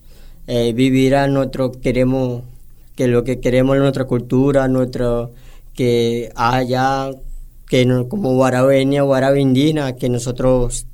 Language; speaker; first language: Spanish; non-native, local second language; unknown